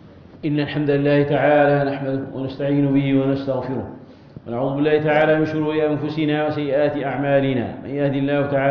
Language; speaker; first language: Arabic; native; Arabic